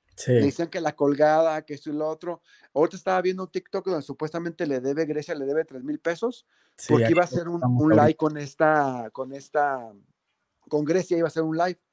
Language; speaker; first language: Spanish; native; Spanish